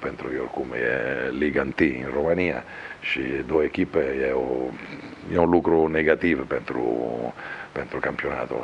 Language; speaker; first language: Romanian; non-native, fluent; Italian